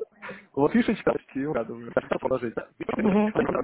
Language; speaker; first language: Russian; native; Russian